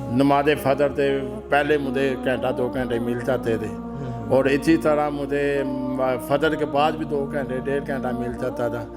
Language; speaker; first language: Urdu; non-native, local second language; Punjabi